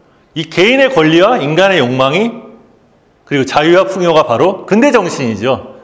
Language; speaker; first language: Korean; native; Korean